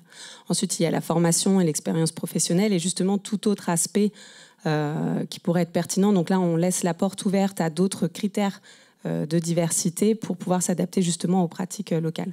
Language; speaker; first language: French; native; French